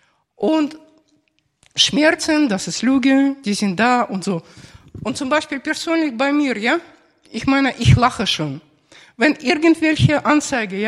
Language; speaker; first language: German; non-native, fluent; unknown